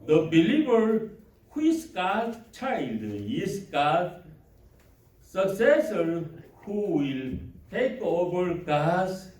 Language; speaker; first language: English; non-native, learner; Korean